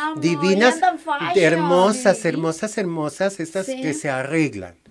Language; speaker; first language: Spanish; native; Spanish